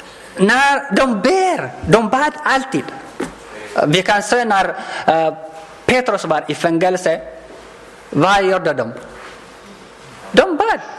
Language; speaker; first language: Swedish; non-native, learner; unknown